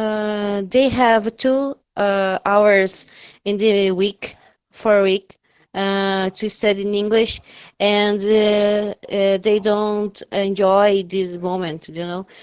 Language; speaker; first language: English; non-native, fluent; Portuguese